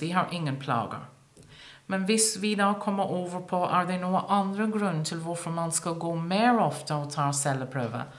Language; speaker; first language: Norwegian; non-native, fluent; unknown